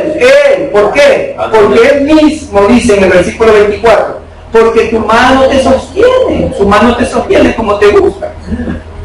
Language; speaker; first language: Spanish; native; Spanish